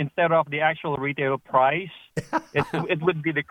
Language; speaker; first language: English; non-native, local second language; Filipino